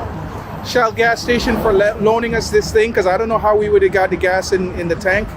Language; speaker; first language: English; native; English